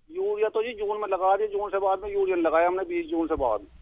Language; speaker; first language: Hindi; native; Hindi